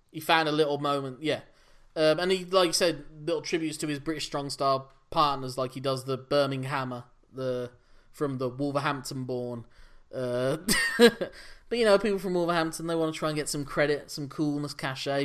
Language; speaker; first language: English; native; English